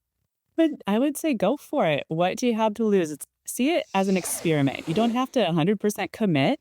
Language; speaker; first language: English; native; English